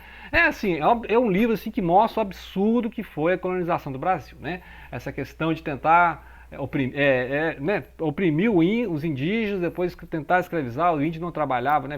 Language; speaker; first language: Portuguese; native; Portuguese